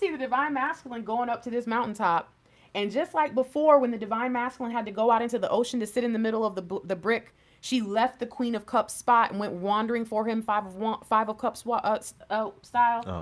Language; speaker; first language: English; native; English